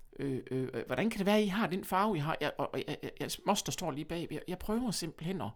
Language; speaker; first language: Danish; early bilingual, other home language; German